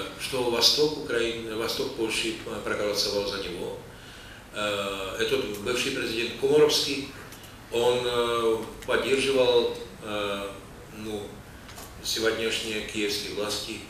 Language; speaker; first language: Russian; non-native, fluent; Czech